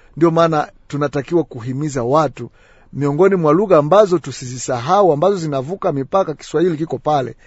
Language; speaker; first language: Swahili; native; Swahili